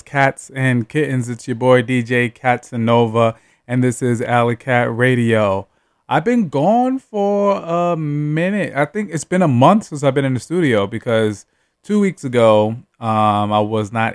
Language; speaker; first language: English; native; English